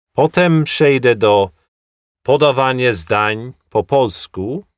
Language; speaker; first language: Polish; non-native, fluent; English